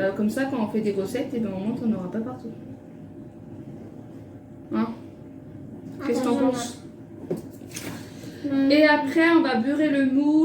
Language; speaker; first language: French; native; French